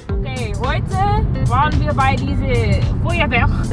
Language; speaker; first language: German; non-native, learner; English